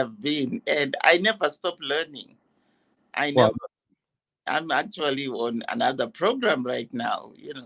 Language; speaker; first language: English; non-native, local second language; Shona